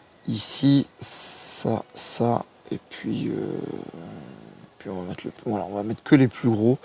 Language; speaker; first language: French; native; French